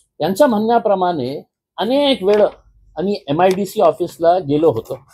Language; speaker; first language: Marathi; non-native, local second language; Urdu